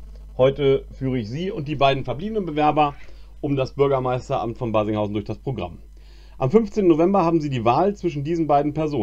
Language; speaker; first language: German; native; German